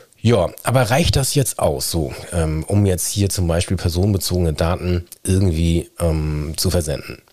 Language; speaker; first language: German; native; German